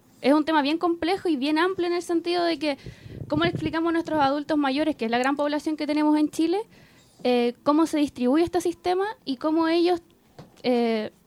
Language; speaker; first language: Spanish; native; Spanish